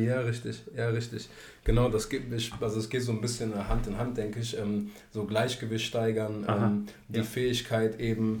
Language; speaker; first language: German; native; German